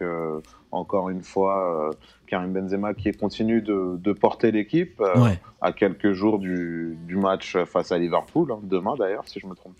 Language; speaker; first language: French; native; French